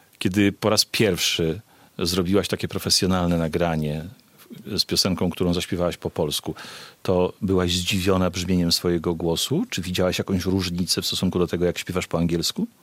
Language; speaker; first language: Polish; native; Polish